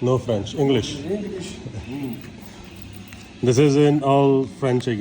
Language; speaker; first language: English; non-native, learner; Urdu